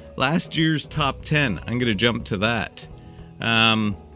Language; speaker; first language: English; native; English